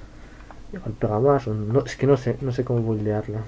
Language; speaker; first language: Spanish; native; Spanish